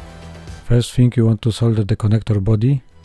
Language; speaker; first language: English; non-native, fluent; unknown